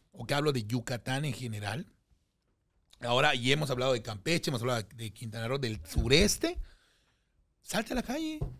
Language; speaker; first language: Spanish; native; Spanish